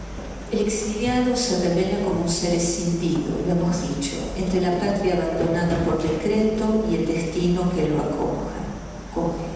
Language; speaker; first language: Spanish; native; Spanish